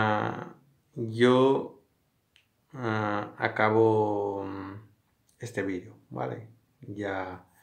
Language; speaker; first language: Spanish; non-native, learner; Hindi